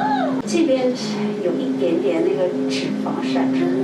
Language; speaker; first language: Chinese; native; Chinese